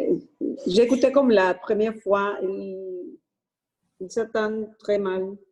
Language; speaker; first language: French; non-native, learner; Spanish